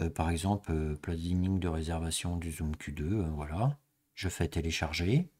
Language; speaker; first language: French; native; French